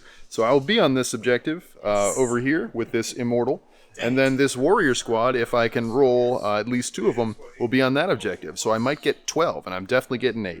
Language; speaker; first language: English; native; English